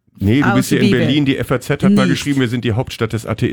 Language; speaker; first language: German; native; German